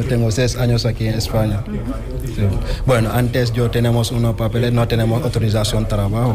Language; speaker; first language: Spanish; non-native, learner; Wolof